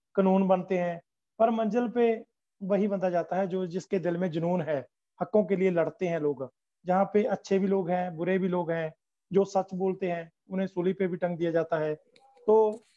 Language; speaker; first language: Hindi; native; Hindi